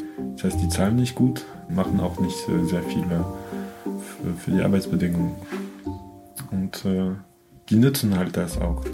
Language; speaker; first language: German; non-native, fluent; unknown